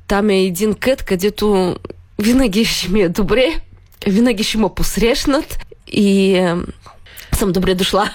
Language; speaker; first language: Bulgarian; early bilingual, heritage; Bulgarian